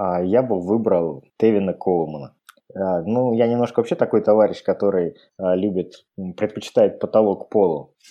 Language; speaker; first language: Russian; native; Russian